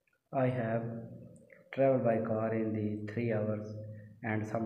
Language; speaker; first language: English; non-native, learner; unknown